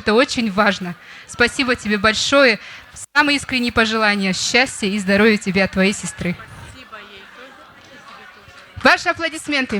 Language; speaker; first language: Russian; non-native, local second language; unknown